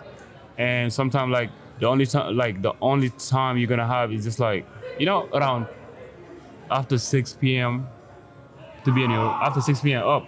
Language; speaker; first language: English; non-native, fluent; Wolof